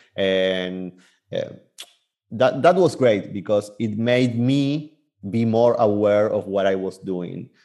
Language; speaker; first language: English; non-native, fluent; Spanish